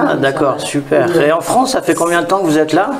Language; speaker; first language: French; native; French